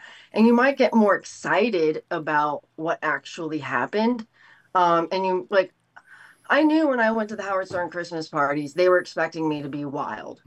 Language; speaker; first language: English; native; English